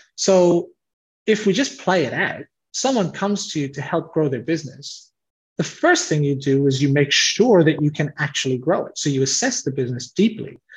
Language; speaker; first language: English; native; English